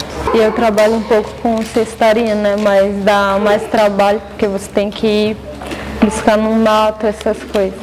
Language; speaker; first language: Portuguese; non-native, local second language; Guarani